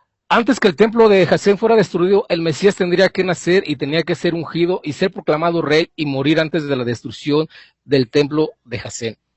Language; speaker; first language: Spanish; native; Spanish